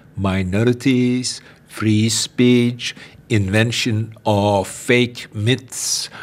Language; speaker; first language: English; non-native, fluent; Turkish